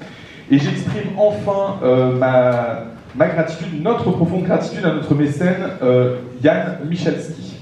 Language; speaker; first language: French; native; French